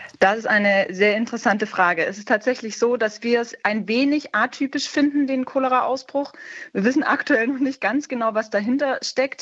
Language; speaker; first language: German; native; German